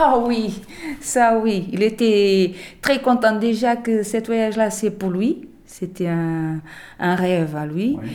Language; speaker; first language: French; non-native, learner; Portuguese